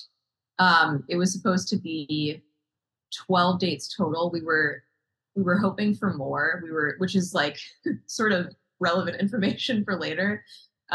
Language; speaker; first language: English; native; English